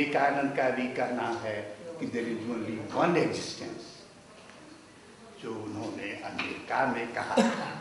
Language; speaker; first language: Hindi; native; Hindi